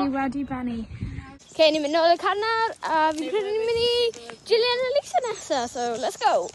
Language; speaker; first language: Welsh; native; Welsh